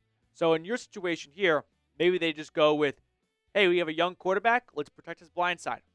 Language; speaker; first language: English; native; English